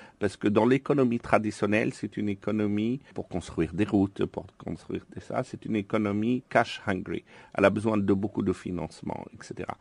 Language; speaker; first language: French; non-native, local second language; Arabic